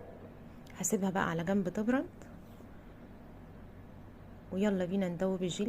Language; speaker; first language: Arabic; native; Arabic